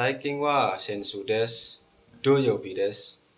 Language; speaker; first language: Japanese; non-native, learner; Indonesian